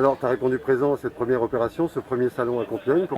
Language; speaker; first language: French; native; French